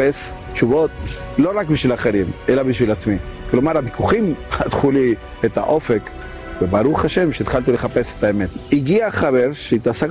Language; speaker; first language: Hebrew; non-native, fluent; Spanish